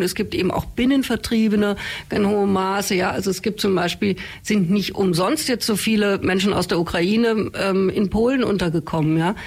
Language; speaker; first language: German; native; German